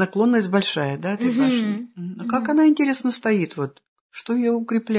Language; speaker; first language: Russian; native; Russian